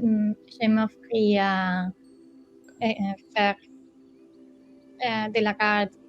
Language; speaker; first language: French; non-native, learner; Spanish